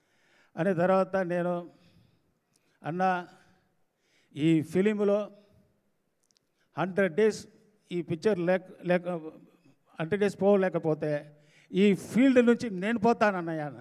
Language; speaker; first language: Telugu; non-native, learner; Tamil